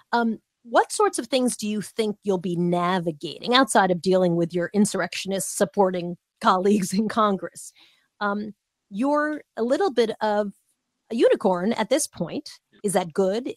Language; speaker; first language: English; native; English